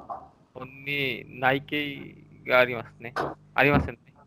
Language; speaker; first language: Japanese; non-native, learner; Bangla